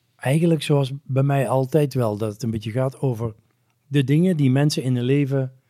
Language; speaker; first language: Dutch; native; Dutch